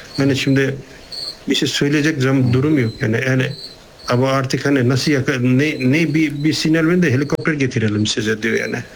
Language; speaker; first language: Turkish; non-native, fluent; Nepali